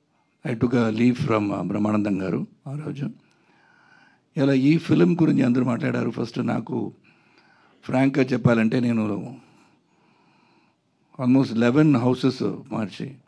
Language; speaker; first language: Telugu; non-native, local second language; Tamil